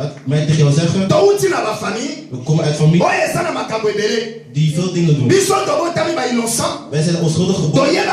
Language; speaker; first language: Dutch; non-native, learner; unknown